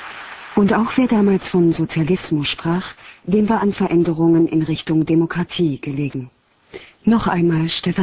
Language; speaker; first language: German; native; German